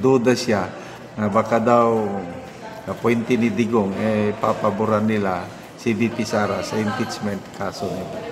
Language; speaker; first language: Filipino; native; Filipino